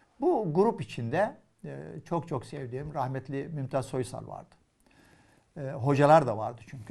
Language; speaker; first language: Turkish; non-native, fluent; Arabic